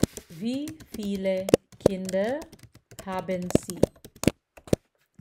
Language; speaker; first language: German; non-native, learner; Filipino